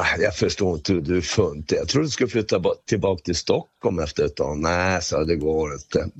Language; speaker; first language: Swedish; native; Swedish